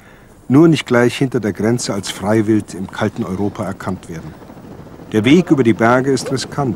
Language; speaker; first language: German; native; German